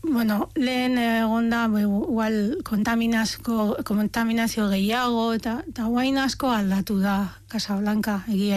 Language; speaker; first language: Basque; non-native, fluent; Arabic